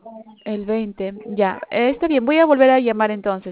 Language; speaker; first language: Spanish; native; Spanish